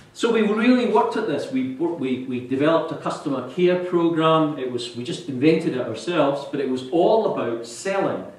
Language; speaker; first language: English; native; English